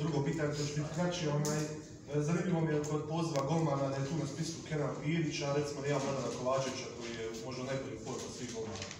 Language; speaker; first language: Serbian; native; Serbian